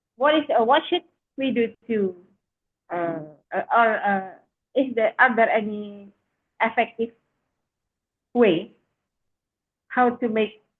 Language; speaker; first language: English; non-native, fluent; Indonesian